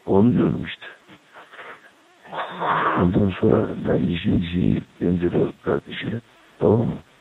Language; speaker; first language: Turkish; native; Turkish